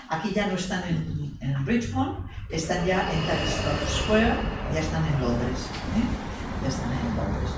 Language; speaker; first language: Spanish; native; Spanish